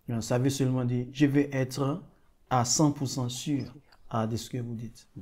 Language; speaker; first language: French; non-native, learner; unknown